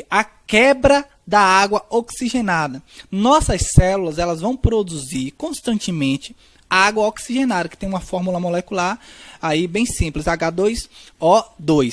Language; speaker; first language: Portuguese; native; Portuguese